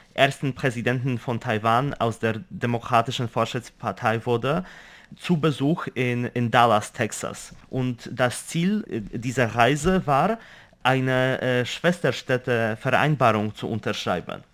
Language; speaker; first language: German; non-native, fluent; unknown